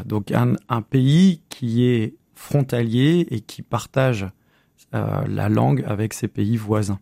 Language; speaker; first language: French; native; French